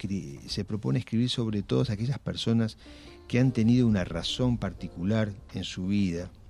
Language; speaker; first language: Spanish; native; Spanish